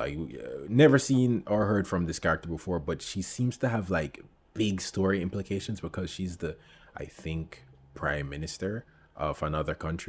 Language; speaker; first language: English; native; English